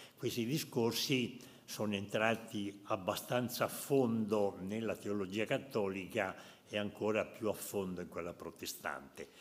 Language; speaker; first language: Italian; native; Italian